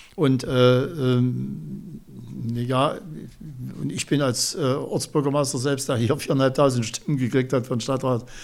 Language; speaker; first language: German; native; German